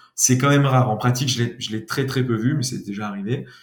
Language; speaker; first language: French; native; French